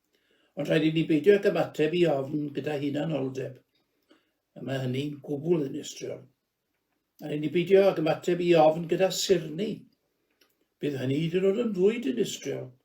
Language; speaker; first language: Welsh; native; Welsh